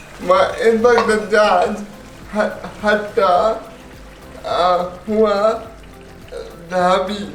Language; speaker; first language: Arabic; non-native, learner; Urdu